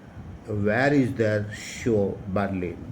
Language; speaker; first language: English; non-native, local second language; Odia